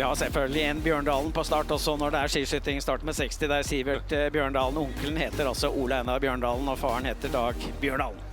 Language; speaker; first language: Norwegian; native; Norwegian